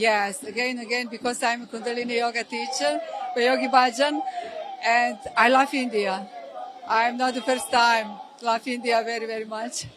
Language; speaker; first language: English; non-native, learner; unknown